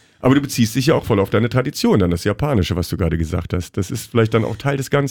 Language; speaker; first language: German; native; German